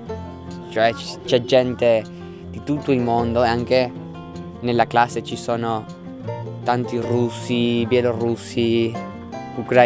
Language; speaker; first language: Italian; non-native, fluent; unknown